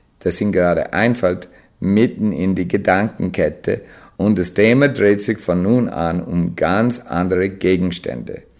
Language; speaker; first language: German; non-native, fluent; English